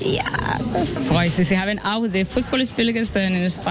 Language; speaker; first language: German; non-native, learner; Spanish